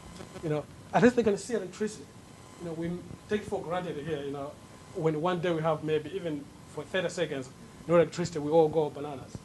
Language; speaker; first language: English; non-native, local second language; Nyanja